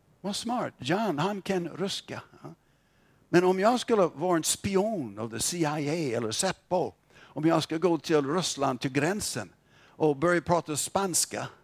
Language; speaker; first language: Swedish; non-native, fluent; English